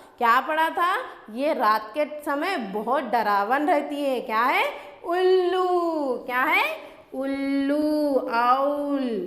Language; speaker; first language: Hindi; native; Hindi